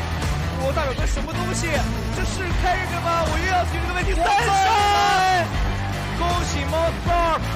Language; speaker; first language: Chinese; native; Chinese